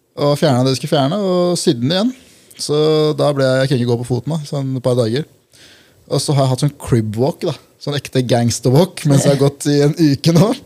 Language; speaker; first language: Norwegian; early bilingual, other home language; Punjabi